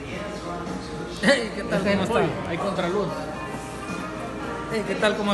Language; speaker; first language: Spanish; native; Spanish